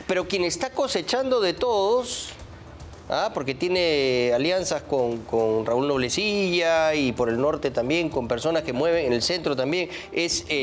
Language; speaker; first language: Spanish; native; Spanish